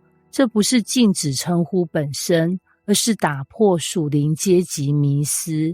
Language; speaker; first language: Chinese; native; Chinese